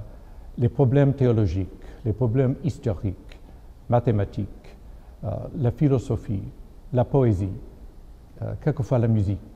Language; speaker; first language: French; non-native, fluent; English